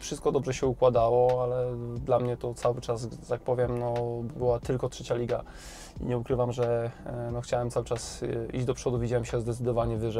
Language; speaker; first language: Polish; native; Polish